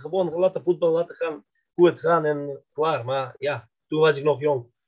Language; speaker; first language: Dutch; non-native, fluent; Macedonian